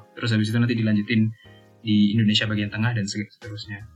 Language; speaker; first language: Indonesian; non-native, local second language; Javanese